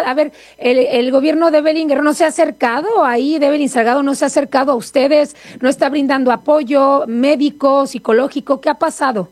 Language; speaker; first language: Spanish; native; Spanish